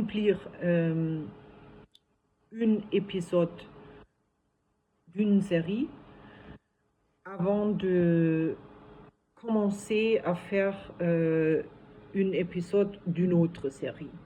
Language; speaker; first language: French; non-native, fluent; German